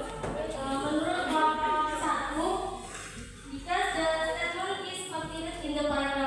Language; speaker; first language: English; non-native, learner; Indonesian